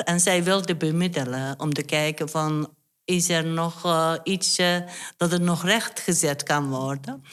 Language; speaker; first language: Dutch; non-native, fluent; Turkish